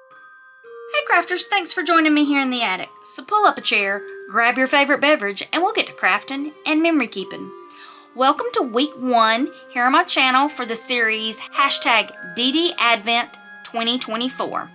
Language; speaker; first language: English; native; English